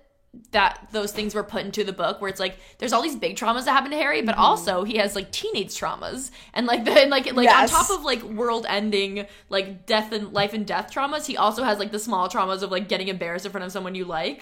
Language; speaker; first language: English; native; English